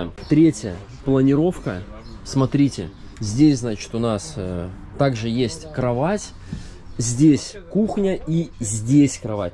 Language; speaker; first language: Russian; native; Russian